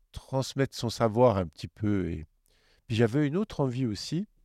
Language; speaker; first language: French; native; French